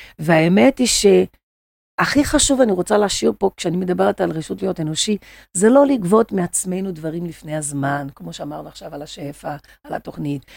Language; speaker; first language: Hebrew; non-native, fluent; Portuguese